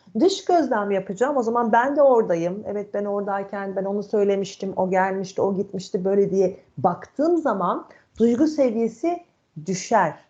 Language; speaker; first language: Turkish; native; Turkish